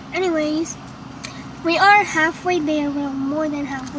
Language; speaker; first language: English; early bilingual, other home language; Spanish